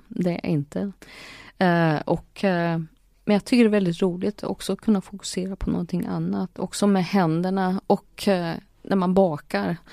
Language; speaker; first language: Swedish; native; Swedish